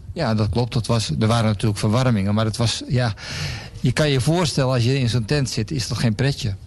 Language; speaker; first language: Dutch; native; Dutch